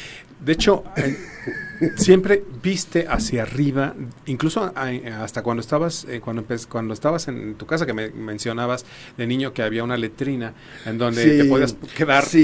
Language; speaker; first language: Spanish; native; Spanish